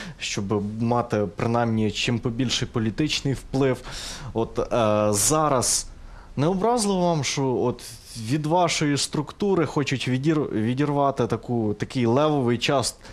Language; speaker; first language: Ukrainian; native; Ukrainian